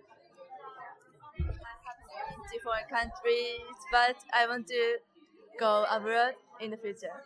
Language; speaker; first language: English; non-native, learner; Japanese